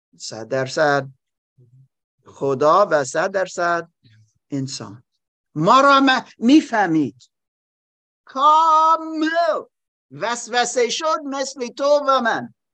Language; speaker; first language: Persian; non-native, learner; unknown